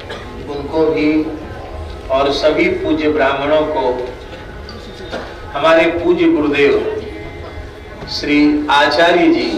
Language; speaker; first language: Hindi; native; Hindi